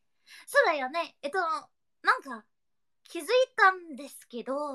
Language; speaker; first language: Japanese; non-native, learner; Indonesian